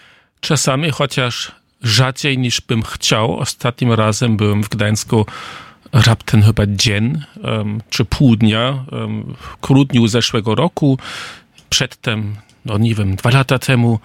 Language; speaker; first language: Polish; non-native, fluent; German